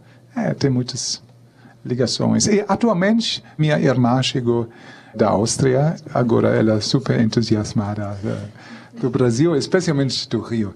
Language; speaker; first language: Portuguese; non-native, fluent; German